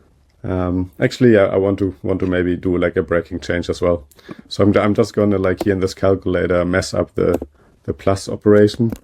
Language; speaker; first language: English; non-native, fluent; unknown